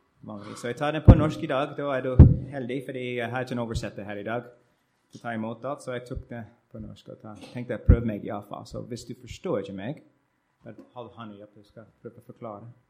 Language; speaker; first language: Norwegian; non-native, learner; English